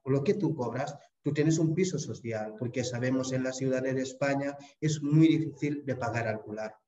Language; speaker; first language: Spanish; non-native, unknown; Wolof